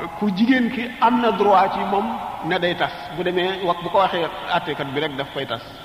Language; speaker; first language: Wolof; native; Wolof